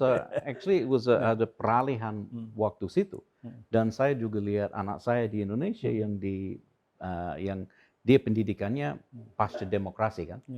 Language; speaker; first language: Indonesian; non-native, fluent; English